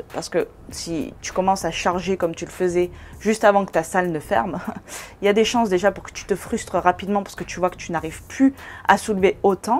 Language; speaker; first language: French; native; French